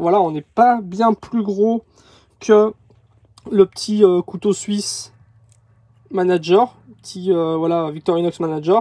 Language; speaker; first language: French; native; French